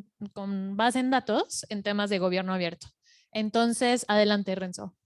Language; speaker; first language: Spanish; native; Spanish